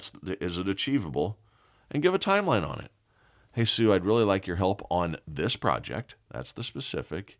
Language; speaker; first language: English; native; English